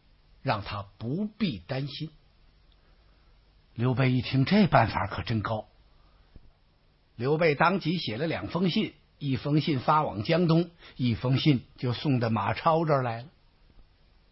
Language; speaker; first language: Chinese; native; Chinese